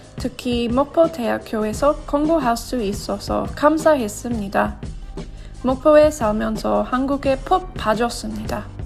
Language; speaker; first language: Korean; non-native, learner; English